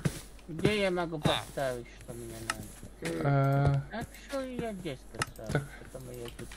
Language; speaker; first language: Russian; non-native, learner; English